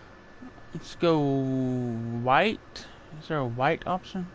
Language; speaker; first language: English; native; English